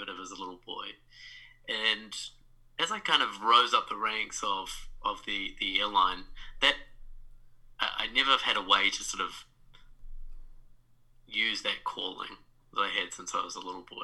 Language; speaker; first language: English; native; English